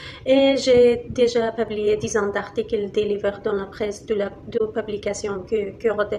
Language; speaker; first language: French; non-native, learner; Kurdish